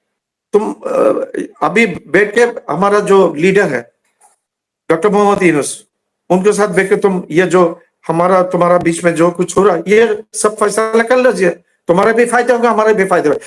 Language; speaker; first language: Hindi; non-native, learner; Bangla